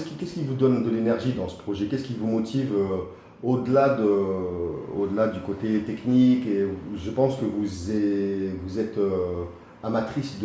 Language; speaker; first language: French; native; French